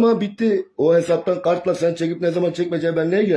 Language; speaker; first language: Turkish; native; Turkish